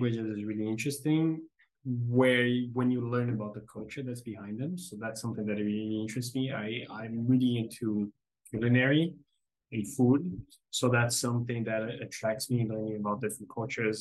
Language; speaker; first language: English; non-native, fluent; Portuguese